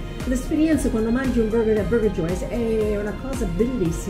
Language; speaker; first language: Italian; non-native, fluent; English